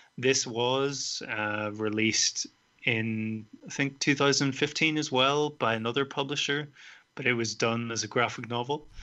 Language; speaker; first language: English; native; English